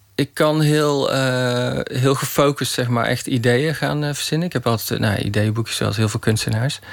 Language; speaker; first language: Dutch; native; Dutch